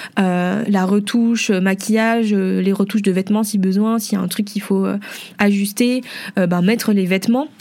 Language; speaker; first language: French; early bilingual, other home language; Vietnamese